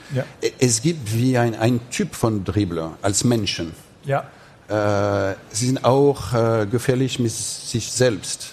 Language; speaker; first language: German; non-native, fluent; French